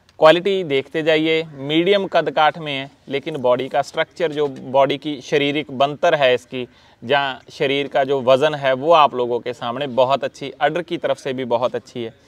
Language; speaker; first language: Hindi; non-native, local second language; Punjabi